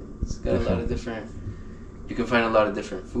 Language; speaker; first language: English; early bilingual, other home language; Spanish